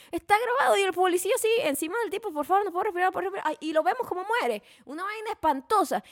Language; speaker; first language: Spanish; native; Spanish